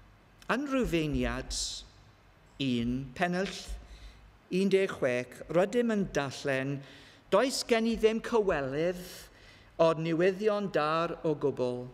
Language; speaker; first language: Welsh; non-native, learner; English